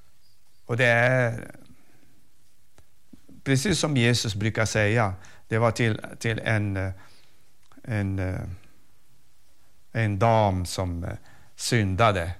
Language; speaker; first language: Swedish; non-native, fluent; Arabic